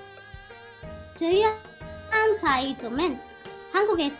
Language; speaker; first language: Korean; non-native, fluent; Arabic